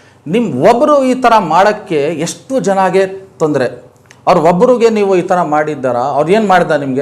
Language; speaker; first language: Kannada; non-native, local second language; Urdu